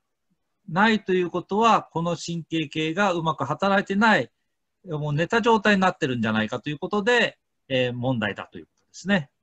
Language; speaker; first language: Japanese; native; Japanese